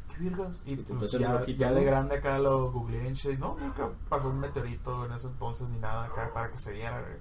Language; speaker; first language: Spanish; native; Spanish